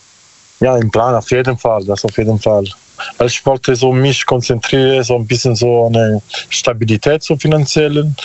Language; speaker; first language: German; non-native, learner; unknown